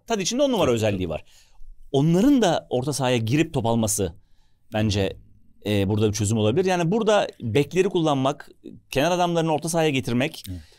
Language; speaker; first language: Turkish; native; Turkish